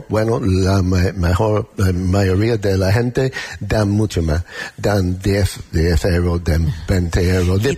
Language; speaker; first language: Spanish; non-native, learner; English